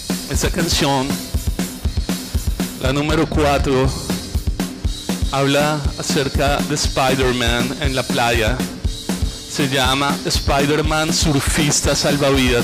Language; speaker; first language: Spanish; native; Spanish